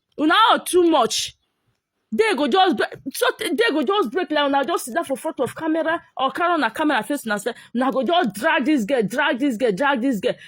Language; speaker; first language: Nigerian Pidgin; native; Nigerian Pidgin